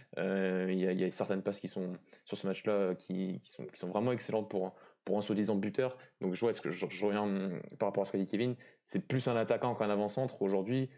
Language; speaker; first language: French; native; French